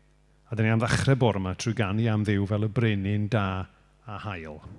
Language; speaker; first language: Welsh; native; Welsh